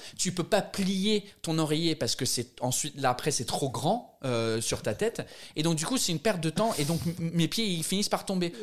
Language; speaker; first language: French; non-native, fluent; English